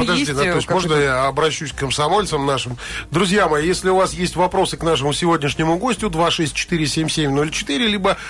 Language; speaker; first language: Russian; native; Russian